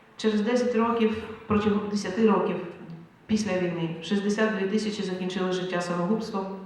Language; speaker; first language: Ukrainian; native; Ukrainian